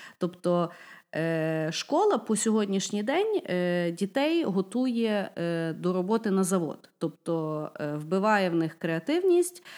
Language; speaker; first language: Ukrainian; non-native, local second language; Russian